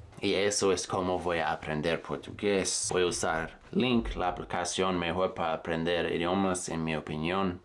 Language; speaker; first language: Spanish; non-native, fluent; English